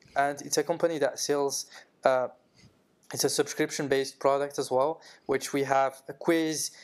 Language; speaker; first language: English; non-native, fluent; Arabic